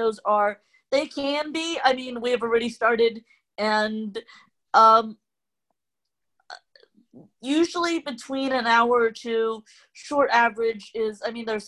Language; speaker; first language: English; non-native, local second language; Cantonese